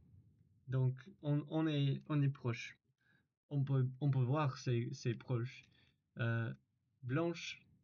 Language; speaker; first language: French; non-native, learner; English